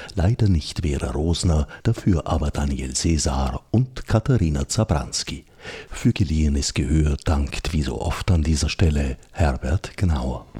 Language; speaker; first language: German; native; German